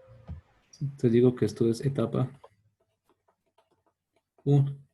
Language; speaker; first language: Spanish; native; Spanish